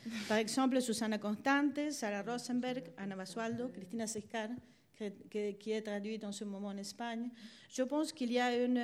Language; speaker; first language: French; non-native, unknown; Spanish